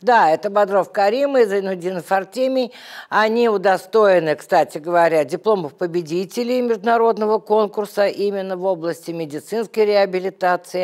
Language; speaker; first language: Russian; native; Russian